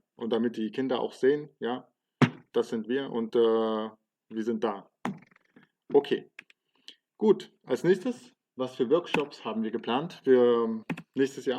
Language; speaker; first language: German; early bilingual, other home language; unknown